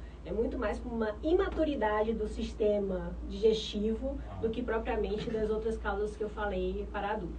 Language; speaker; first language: Portuguese; native; Portuguese